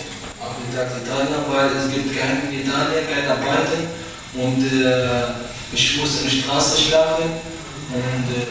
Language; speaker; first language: German; non-native, learner; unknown